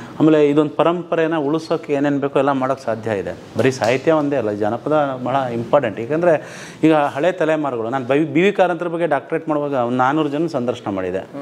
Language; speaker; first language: Kannada; non-native, local second language; Lambadi